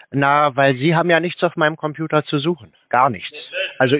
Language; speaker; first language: German; native; German